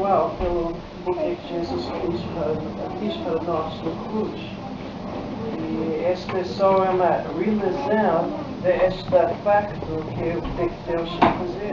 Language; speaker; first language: Portuguese; non-native, fluent; English